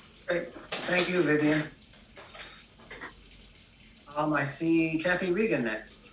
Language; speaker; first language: English; native; English